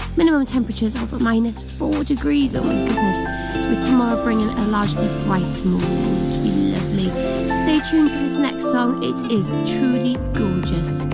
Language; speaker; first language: English; native; English